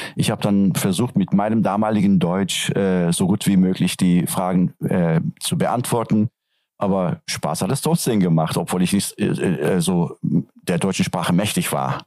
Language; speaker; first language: German; non-native, fluent; Turkish